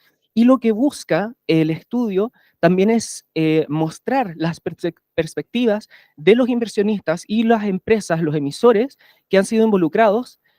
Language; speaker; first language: Spanish; native; Spanish